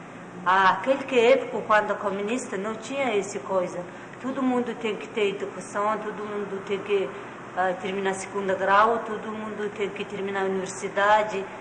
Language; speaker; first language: Portuguese; non-native, learner; Mongolian